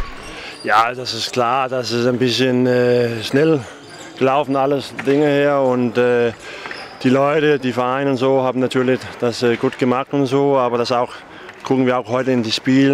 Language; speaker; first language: German; non-native, learner; Danish